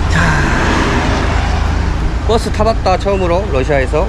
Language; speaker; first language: Korean; native; Korean